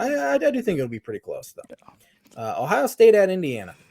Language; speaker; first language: English; native; English